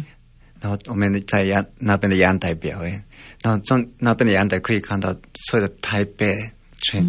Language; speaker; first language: Chinese; non-native, fluent; Japanese